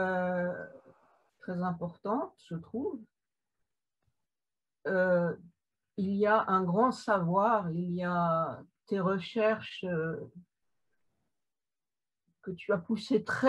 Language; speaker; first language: French; native; French